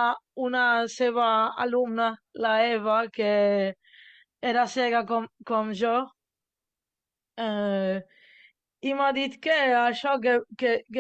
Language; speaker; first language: Catalan; non-native, learner; Italian